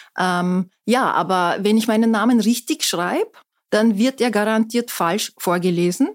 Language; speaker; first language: German; non-native, fluent; Turkish